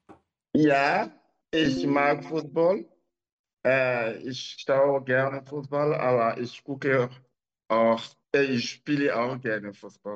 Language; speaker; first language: German; non-native, learner; French